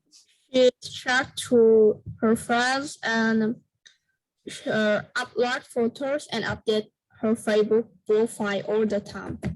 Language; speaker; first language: English; non-native, learner; Vietnamese